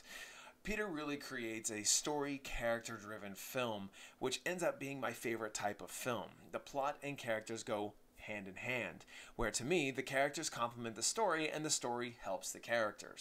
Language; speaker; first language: English; native; English